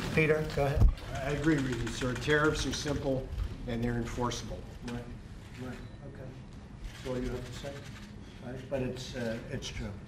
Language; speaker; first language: English; native; English